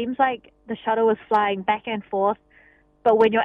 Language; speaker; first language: English; non-native, local second language; Cantonese